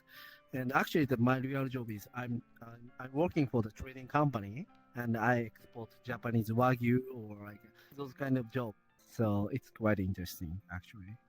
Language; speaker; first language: English; non-native, learner; Japanese